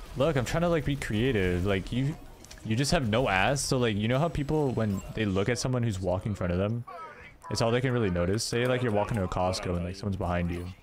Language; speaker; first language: English; native; English